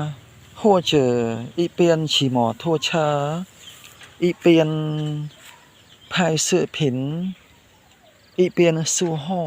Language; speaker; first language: Chinese; non-native, learner; Khmer